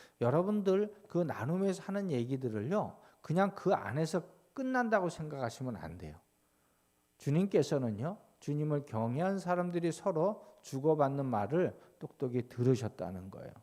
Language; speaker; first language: Korean; native; Korean